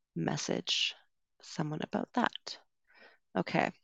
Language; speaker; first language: English; native; English